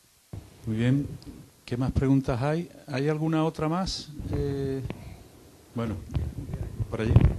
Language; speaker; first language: Spanish; native; Spanish